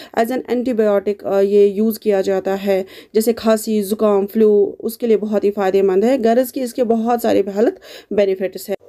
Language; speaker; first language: Hindi; non-native, local second language; Kashmiri